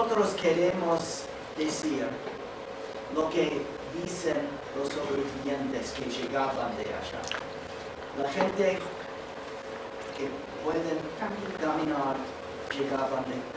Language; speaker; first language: Spanish; non-native, fluent; English